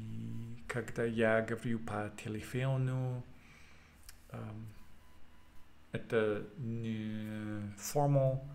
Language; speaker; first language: Russian; non-native, learner; English